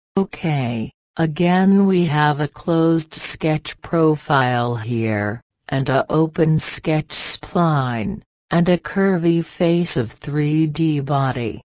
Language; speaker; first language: English; non-native, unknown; Persian